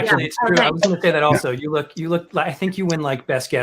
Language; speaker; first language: English; native; English